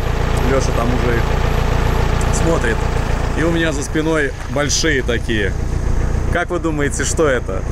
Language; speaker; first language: Russian; native; Russian